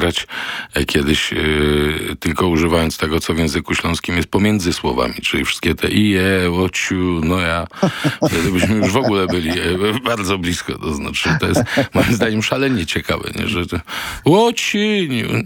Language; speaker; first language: Polish; non-native, local second language; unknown